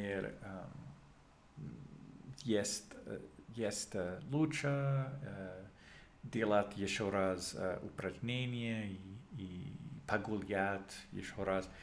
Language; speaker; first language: Russian; non-native, learner; English